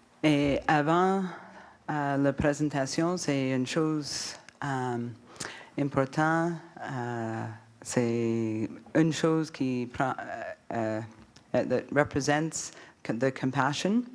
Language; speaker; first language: French; non-native, learner; English